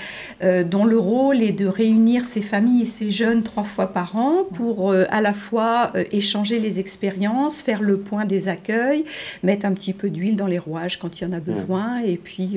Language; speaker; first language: French; native; French